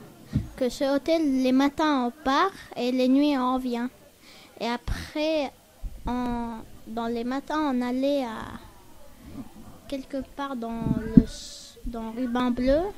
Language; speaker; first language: French; early bilingual, other home language; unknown